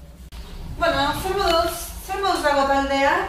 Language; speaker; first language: Basque; non-native, learner; Spanish